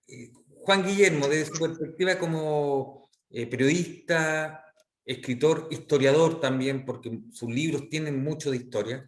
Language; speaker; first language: Spanish; native; Spanish